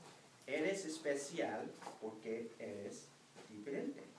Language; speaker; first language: Spanish; non-native, fluent; English